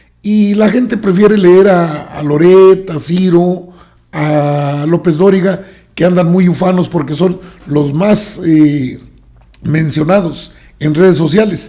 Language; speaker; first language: Spanish; native; Spanish